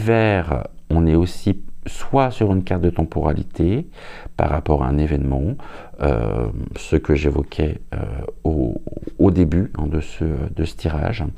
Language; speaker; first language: French; native; French